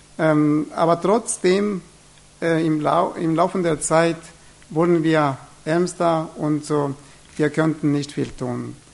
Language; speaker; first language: German; non-native, fluent; Spanish